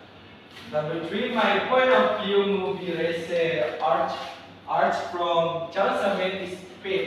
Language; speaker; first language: English; non-native, learner; Indonesian